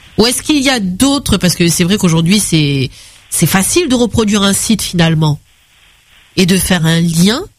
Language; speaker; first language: French; native; French